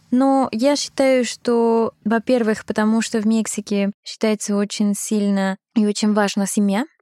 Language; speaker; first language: Russian; non-native, fluent; Spanish